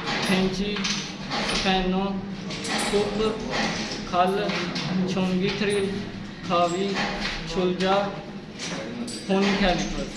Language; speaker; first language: Korean; non-native, learner; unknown